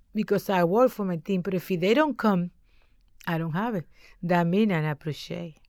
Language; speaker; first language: English; non-native, learner; Spanish